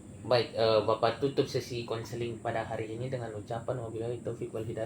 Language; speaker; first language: Indonesian; native; Indonesian